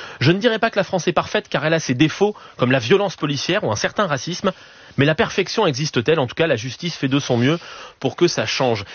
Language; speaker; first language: French; native; French